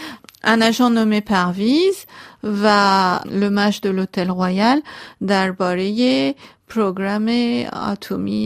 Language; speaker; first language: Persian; non-native, local second language; Armenian